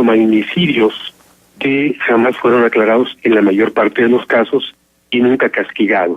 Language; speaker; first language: Spanish; native; Spanish